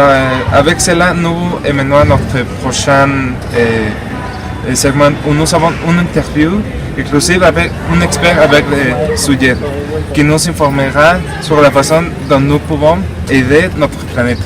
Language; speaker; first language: French; non-native, learner; Spanish